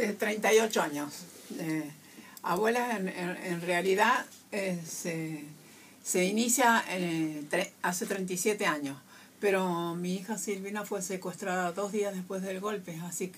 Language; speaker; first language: Spanish; native; Spanish